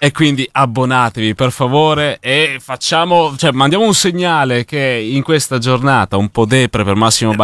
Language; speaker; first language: Italian; native; Italian